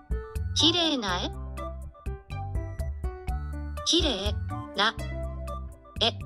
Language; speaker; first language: Japanese; non-native, learner; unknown